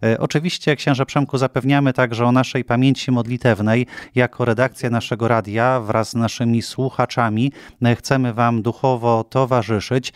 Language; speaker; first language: Polish; native; Polish